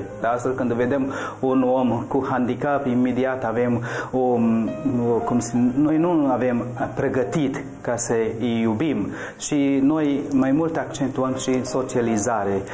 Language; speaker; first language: Romanian; non-native, learner; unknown